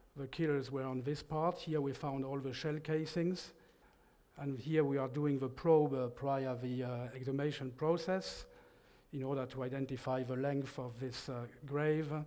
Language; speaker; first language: English; non-native, fluent; French